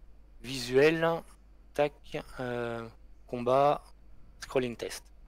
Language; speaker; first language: French; native; French